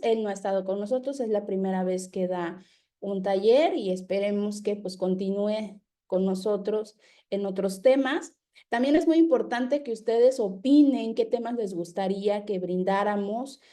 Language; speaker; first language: Spanish; native; Spanish